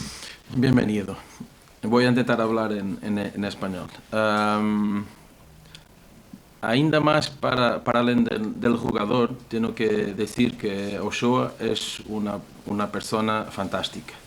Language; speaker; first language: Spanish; non-native, fluent; Portuguese